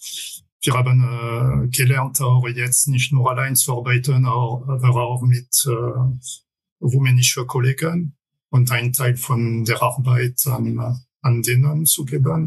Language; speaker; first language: German; non-native, fluent; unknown